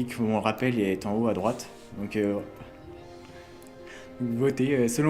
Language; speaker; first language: French; native; French